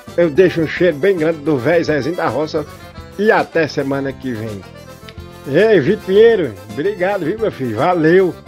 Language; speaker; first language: Portuguese; native; Portuguese